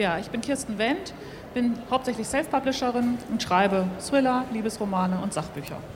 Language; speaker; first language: German; native; German